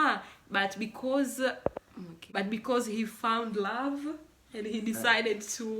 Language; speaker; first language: English; non-native, local second language; Swahili